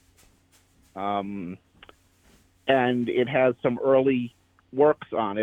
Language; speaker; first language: English; native; English